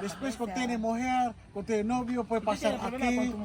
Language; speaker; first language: Spanish; non-native, learner; Filipino